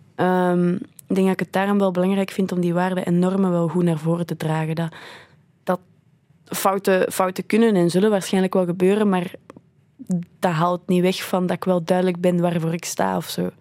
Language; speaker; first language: Dutch; native; Dutch